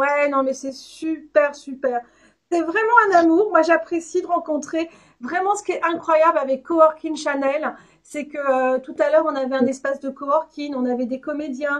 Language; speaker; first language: French; native; French